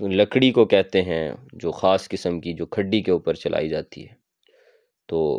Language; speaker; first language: Urdu; non-native, local second language; Punjabi